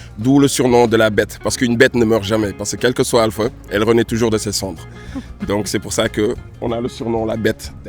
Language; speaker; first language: French; non-native, local second language; Wolof